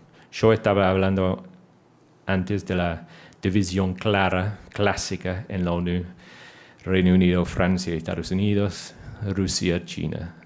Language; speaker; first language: Spanish; non-native, fluent; English